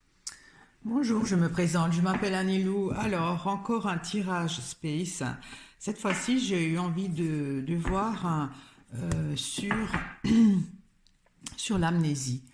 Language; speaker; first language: French; native; French